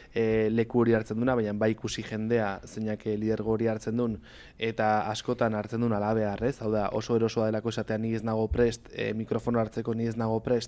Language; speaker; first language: Basque; native; Basque